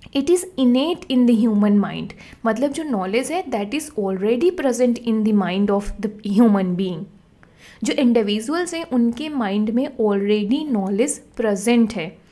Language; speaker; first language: Hindi; native; Hindi